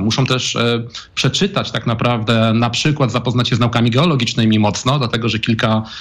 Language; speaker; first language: Polish; native; Polish